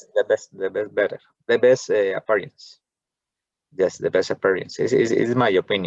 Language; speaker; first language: English; non-native, learner; Spanish